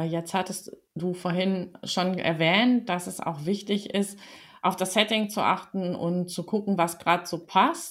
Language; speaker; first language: German; native; German